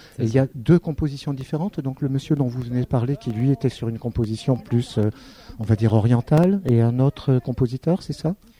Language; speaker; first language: French; native; French